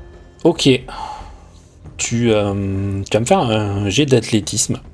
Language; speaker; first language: French; native; French